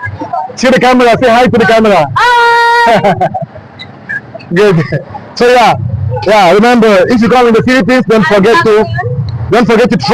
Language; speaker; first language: English; non-native, fluent; French